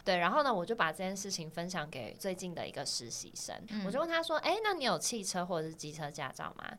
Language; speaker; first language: Chinese; native; Chinese